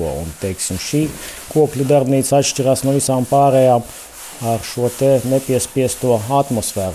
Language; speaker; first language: Latvian; native; Latvian